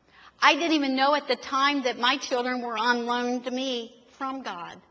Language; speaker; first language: English; native; English